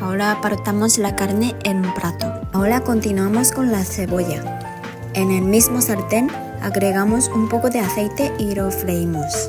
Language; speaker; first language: Spanish; non-native, fluent; Japanese